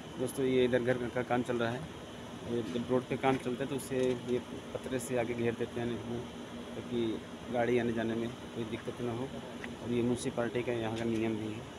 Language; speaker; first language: Hindi; native; Hindi